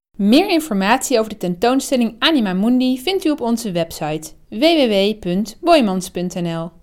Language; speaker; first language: Dutch; native; Dutch